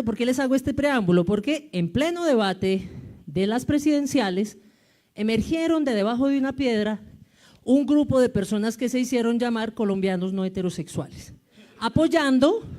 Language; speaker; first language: Spanish; native; Spanish